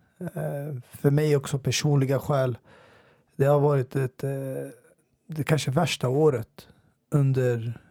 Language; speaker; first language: Swedish; native; Swedish